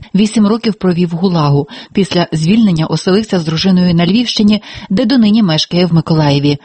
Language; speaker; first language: Ukrainian; native; Ukrainian